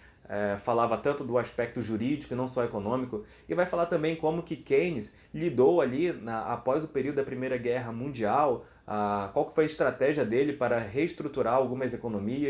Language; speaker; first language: Portuguese; native; Portuguese